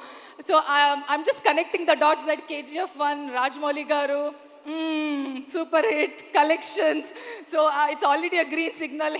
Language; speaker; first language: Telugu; non-native, learner; Kannada